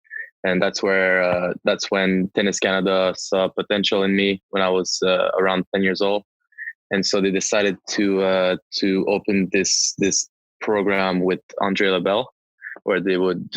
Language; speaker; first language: English; non-native, local second language; French